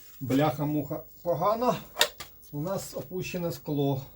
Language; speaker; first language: Ukrainian; native; Ukrainian